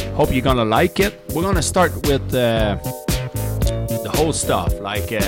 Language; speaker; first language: English; non-native, fluent; French